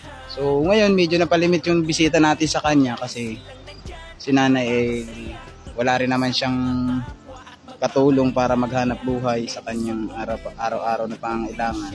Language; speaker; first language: Filipino; non-native, local second language; Cebuano